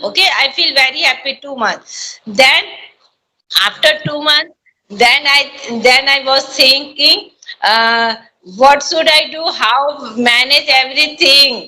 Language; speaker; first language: English; non-native, learner; Hindi